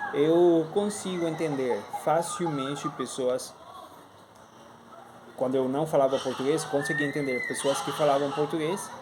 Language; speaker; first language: Portuguese; non-native, fluent; Spanish